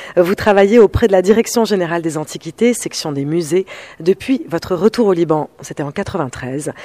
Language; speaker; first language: French; non-native, local second language; Arabic